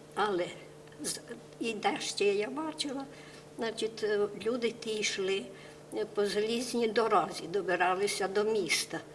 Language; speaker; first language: Ukrainian; native; Ukrainian